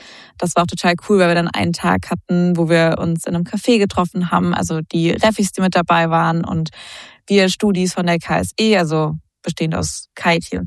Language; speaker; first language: German; native; German